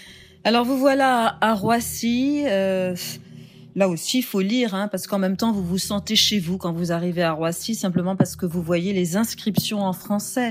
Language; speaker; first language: French; native; French